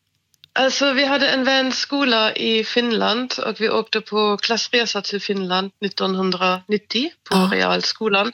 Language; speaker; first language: Swedish; non-native, fluent; German